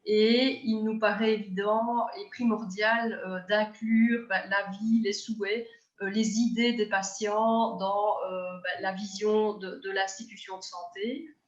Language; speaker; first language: French; native; French